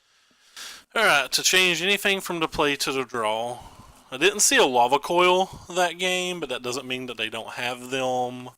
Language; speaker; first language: English; native; English